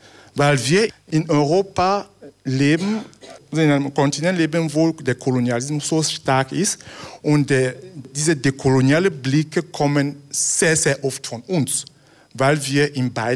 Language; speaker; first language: German; non-native, fluent; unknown